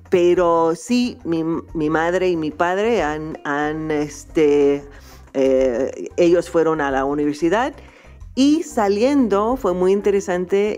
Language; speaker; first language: Spanish; non-native, fluent; English